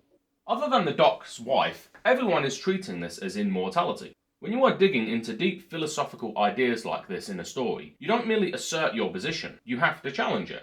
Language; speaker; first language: English; native; English